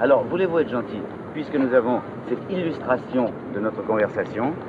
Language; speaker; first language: French; native; French